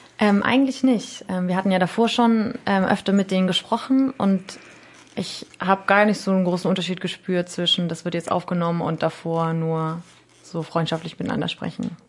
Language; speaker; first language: German; native; German